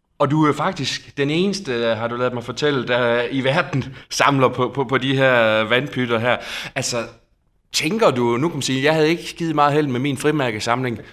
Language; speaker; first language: Danish; native; Danish